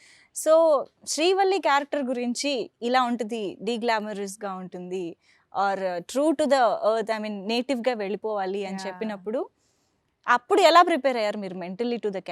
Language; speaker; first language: Telugu; native; Telugu